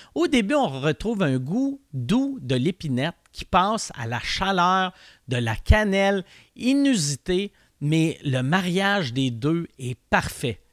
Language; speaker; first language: French; native; French